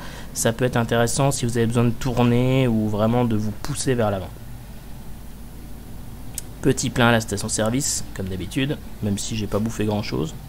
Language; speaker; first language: French; native; French